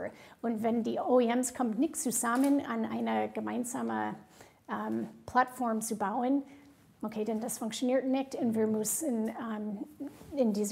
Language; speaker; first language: German; non-native, fluent; English